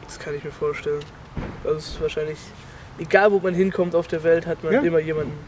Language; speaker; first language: German; native; German